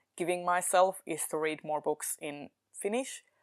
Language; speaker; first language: English; non-native, fluent; Finnish